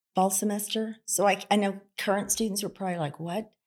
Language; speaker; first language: English; native; English